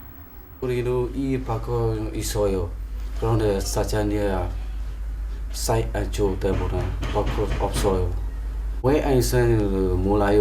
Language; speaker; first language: Korean; non-native, learner; Burmese